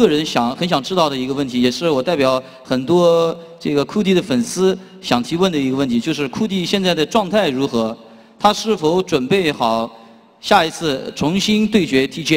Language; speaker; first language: Chinese; native; Chinese